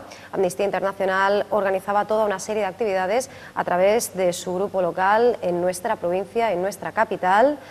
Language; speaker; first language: Spanish; native; Spanish